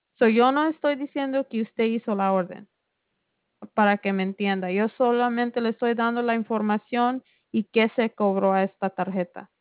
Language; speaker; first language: Spanish; early bilingual, heritage; Spanish